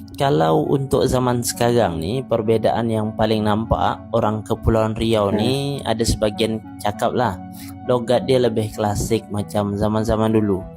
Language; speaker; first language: Malay; native; Malay